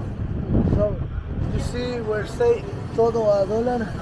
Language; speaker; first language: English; non-native, learner; Spanish